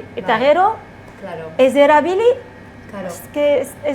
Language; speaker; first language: Basque; non-native, learner; Arabic